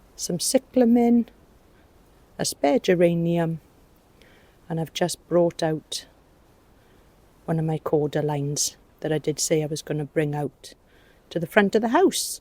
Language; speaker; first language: English; native; English